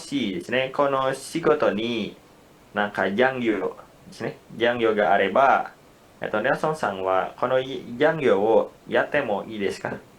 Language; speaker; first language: Japanese; non-native, learner; Indonesian